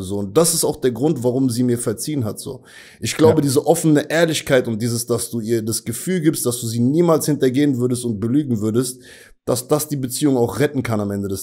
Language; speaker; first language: German; native; German